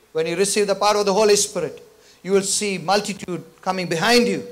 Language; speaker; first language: English; non-native, local second language; Tamil